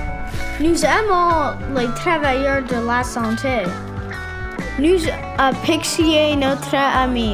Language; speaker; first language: French; non-native, learner; English